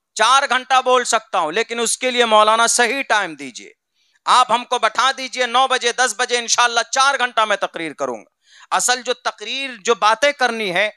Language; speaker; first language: Hindi; native; Hindi